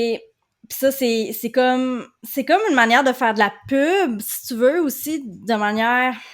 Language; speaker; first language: French; native; French